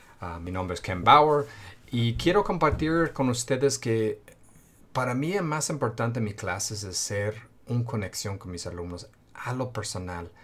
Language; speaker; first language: Spanish; non-native, fluent; English